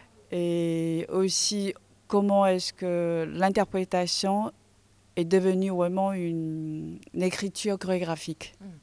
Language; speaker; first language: French; non-native, fluent; Chinese